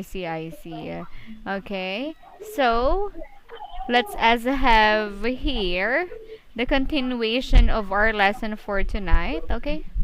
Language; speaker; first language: English; non-native, fluent; Filipino